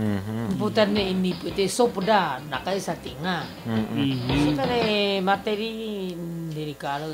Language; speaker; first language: Filipino; non-native, learner; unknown